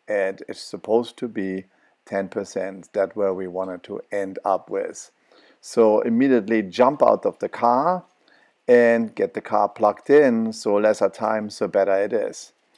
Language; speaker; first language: English; non-native, fluent; German